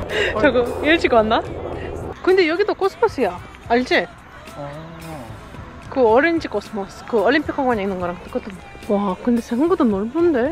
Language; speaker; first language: Korean; non-native, fluent; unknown